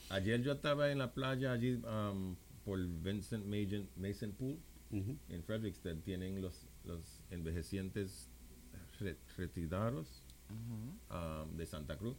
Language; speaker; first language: Spanish; non-native, local second language; English